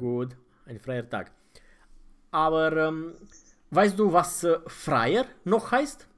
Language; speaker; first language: German; non-native, fluent; Romanian